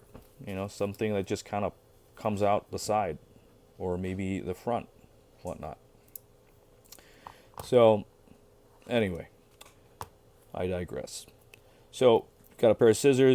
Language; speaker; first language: English; native; English